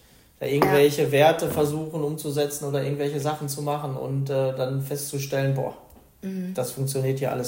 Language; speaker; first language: German; native; German